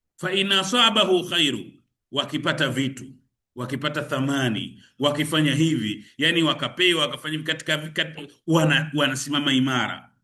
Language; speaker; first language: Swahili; native; Swahili